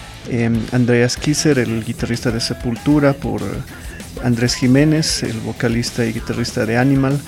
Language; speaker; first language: Spanish; native; Spanish